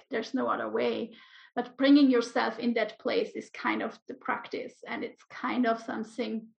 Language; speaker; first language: English; non-native, fluent; German